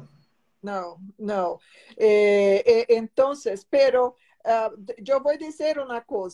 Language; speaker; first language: Spanish; non-native, learner; Portuguese